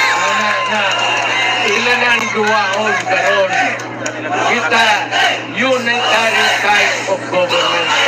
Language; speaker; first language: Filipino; non-native, local second language; Cebuano